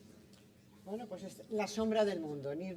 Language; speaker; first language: Spanish; native; Spanish